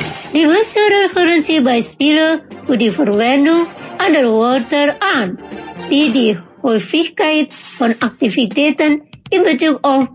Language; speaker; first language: German; non-native, fluent; Indonesian